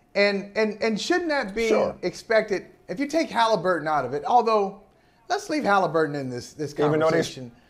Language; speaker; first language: English; native; English